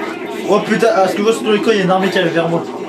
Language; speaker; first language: French; native; French